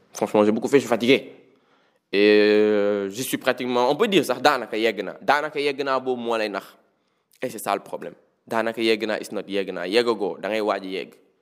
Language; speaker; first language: French; non-native, local second language; Wolof